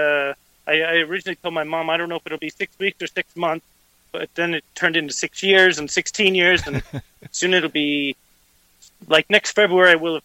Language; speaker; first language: English; native; English